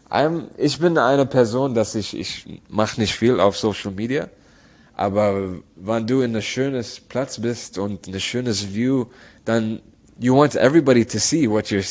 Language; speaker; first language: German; non-native, learner; Arabic